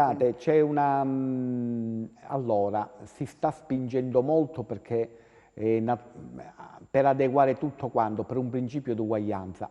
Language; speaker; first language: Italian; native; Italian